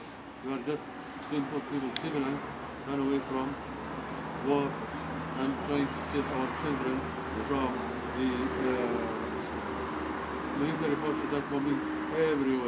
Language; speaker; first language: English; non-native, learner; Arabic